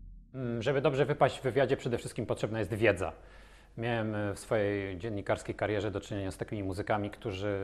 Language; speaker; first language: Polish; native; Polish